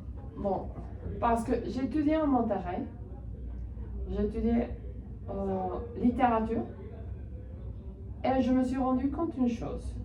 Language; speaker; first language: French; non-native, fluent; Spanish